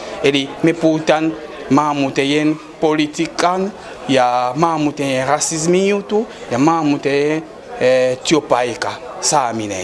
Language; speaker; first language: Finnish; non-native, fluent; Lingala